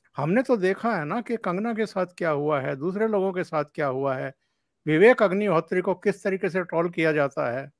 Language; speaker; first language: Hindi; native; Hindi